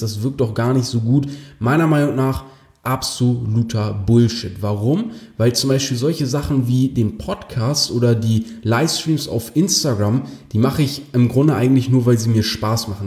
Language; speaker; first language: German; native; German